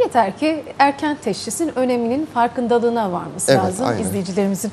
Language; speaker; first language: Turkish; native; Turkish